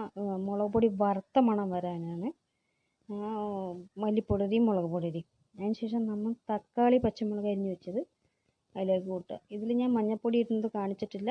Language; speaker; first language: Malayalam; native; Malayalam